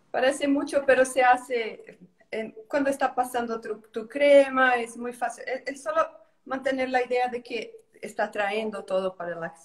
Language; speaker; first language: Spanish; non-native, learner; Portuguese